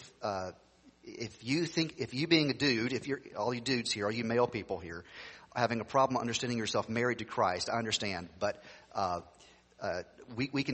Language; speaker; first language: English; native; English